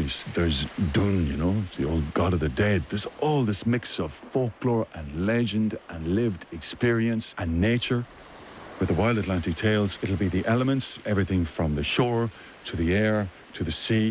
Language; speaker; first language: English; native; English